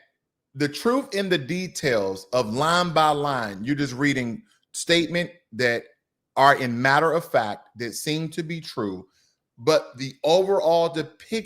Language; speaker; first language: English; native; English